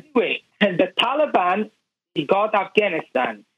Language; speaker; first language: English; non-native, learner; Persian